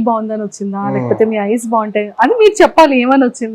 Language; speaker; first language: Telugu; native; Telugu